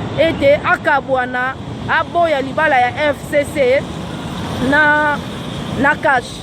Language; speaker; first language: Lingala; native; Lingala